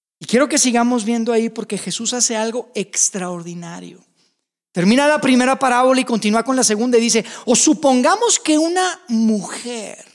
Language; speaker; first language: Spanish; native; Spanish